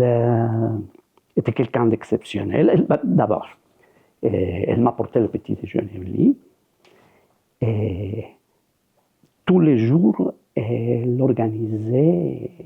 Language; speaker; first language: French; non-native, fluent; Spanish